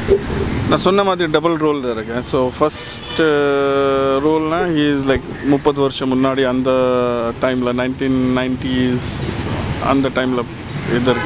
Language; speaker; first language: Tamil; non-native, learner; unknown